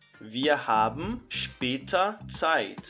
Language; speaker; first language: German; non-native, fluent; Portuguese